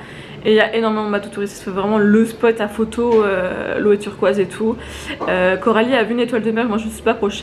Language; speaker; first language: French; native; French